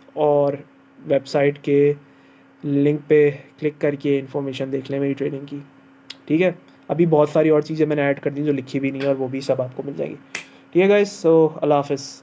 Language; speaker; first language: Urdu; native; Urdu